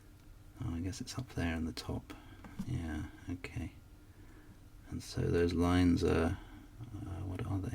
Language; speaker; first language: English; native; English